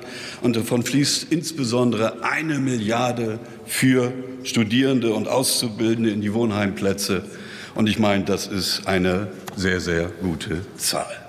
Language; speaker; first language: German; native; German